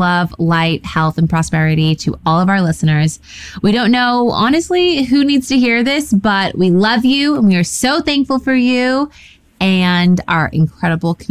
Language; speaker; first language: English; native; English